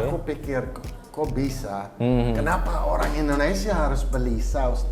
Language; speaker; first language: Indonesian; non-native, fluent; Dutch